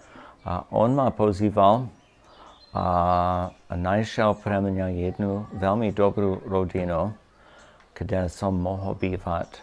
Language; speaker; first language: Slovak; non-native, fluent; English